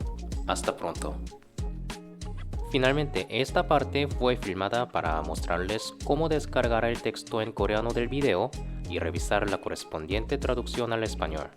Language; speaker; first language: Spanish; non-native, fluent; Korean